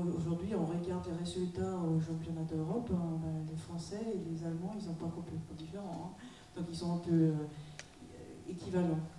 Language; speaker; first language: French; non-native, fluent; German